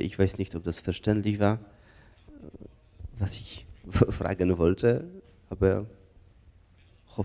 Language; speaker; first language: German; non-native, fluent; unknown